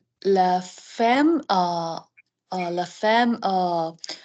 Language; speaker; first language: French; non-native, learner; English